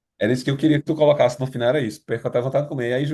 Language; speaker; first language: Portuguese; native; Portuguese